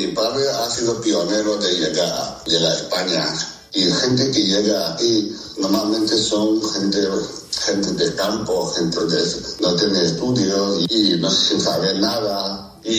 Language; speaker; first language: Spanish; non-native, fluent; Chinese